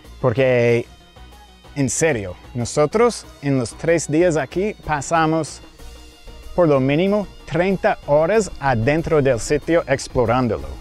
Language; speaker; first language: Spanish; non-native, fluent; English